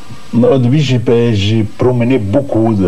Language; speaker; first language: French; non-native, fluent; Arabic